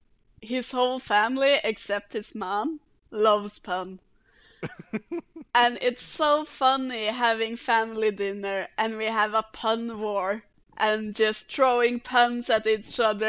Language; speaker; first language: English; non-native, fluent; Norwegian